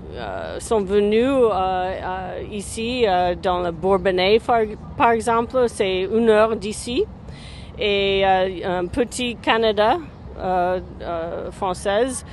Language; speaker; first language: French; non-native, fluent; English